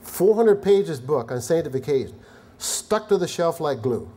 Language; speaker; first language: English; native; English